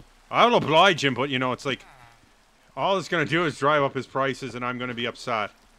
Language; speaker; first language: English; native; English